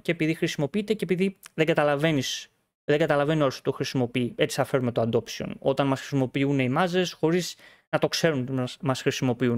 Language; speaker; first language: Greek; native; Greek